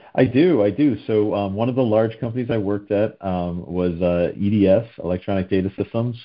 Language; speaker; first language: English; native; English